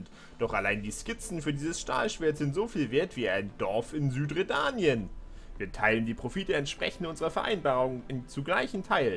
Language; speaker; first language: German; native; German